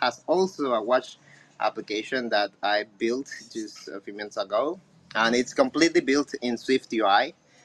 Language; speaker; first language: English; non-native, fluent; Spanish